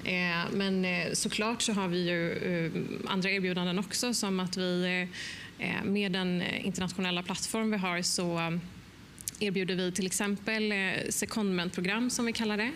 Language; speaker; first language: Swedish; native; Swedish